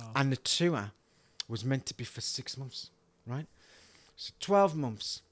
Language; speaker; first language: English; native; English